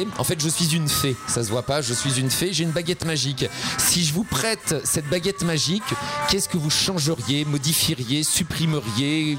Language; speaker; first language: French; native; French